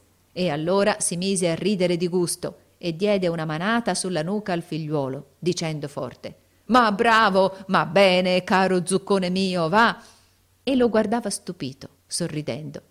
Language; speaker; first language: Italian; native; Italian